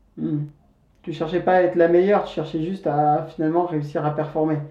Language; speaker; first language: French; non-native, fluent; Spanish